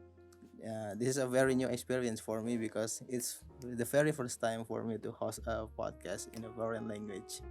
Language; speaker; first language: English; non-native, learner; Indonesian